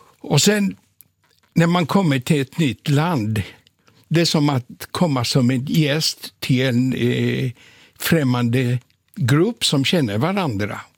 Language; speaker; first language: Swedish; non-native, fluent; Polish